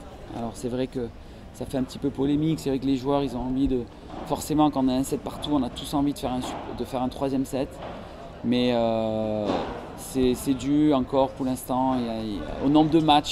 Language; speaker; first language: French; native; French